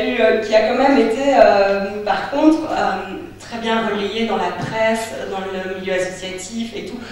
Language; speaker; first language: French; native; French